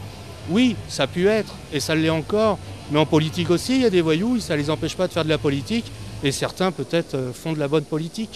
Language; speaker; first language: French; native; French